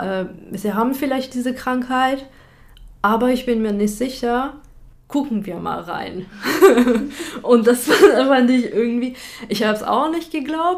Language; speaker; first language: German; non-native, fluent; French